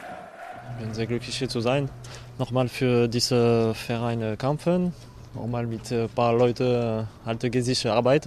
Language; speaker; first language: German; non-native, learner; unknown